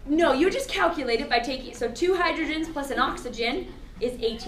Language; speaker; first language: English; native; English